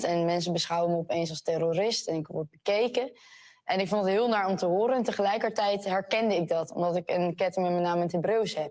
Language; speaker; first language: Dutch; native; Dutch